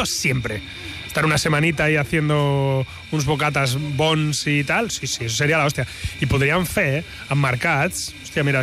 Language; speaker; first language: Catalan; non-native, local second language; Spanish